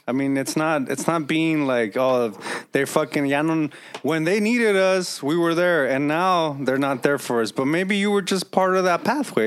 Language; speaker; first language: English; early bilingual, other home language; Spanish